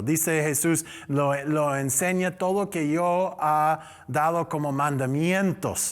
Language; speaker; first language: Spanish; non-native, learner; English